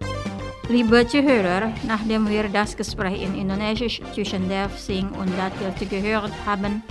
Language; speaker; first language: German; non-native, fluent; Indonesian